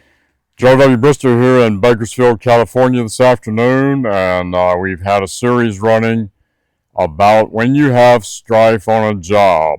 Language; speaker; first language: English; native; English